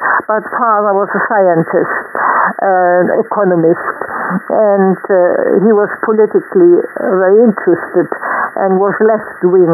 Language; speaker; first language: English; non-native, fluent; German